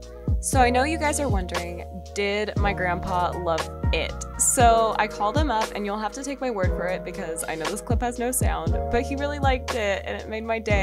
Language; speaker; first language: English; native; English